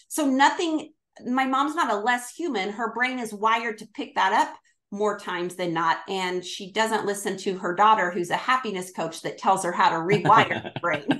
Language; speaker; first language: English; native; English